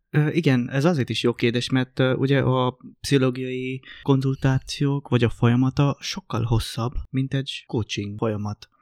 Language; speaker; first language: Hungarian; non-native, fluent; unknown